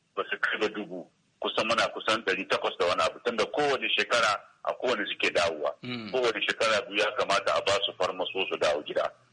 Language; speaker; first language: Hausa; native; Hausa